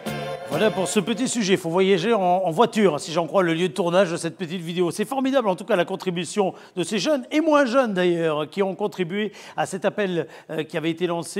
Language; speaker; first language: French; native; French